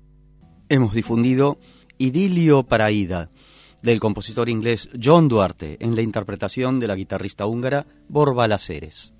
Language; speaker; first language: Spanish; native; Spanish